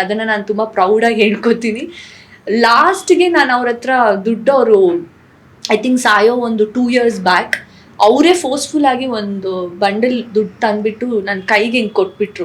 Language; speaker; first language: Kannada; non-native, local second language; Tulu